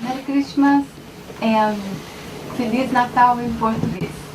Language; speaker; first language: English; non-native, learner; Portuguese